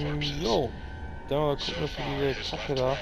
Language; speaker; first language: German; native; German